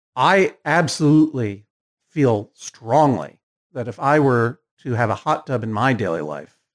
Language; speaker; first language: English; native; English